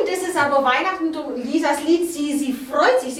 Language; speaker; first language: German; native; German